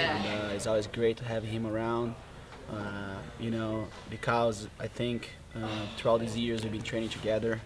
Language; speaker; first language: English; non-native, fluent; Portuguese